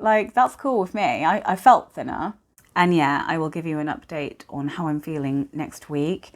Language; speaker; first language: English; native; English